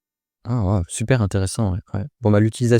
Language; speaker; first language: French; native; French